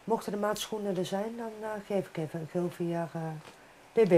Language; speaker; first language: Dutch; native; Dutch